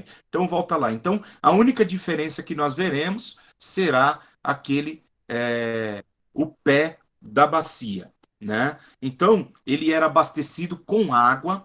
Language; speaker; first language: Portuguese; native; Portuguese